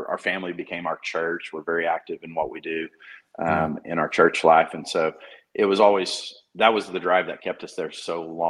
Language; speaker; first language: English; native; English